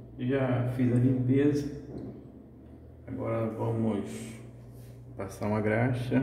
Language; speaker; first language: Portuguese; native; Portuguese